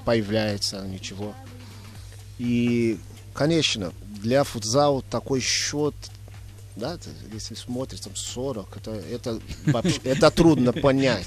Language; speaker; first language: Russian; non-native, fluent; Portuguese